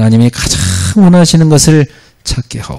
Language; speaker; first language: Korean; native; Korean